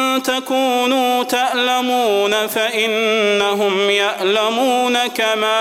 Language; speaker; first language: Arabic; native; Arabic